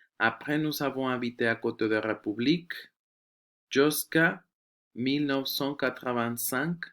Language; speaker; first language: French; non-native, fluent; Spanish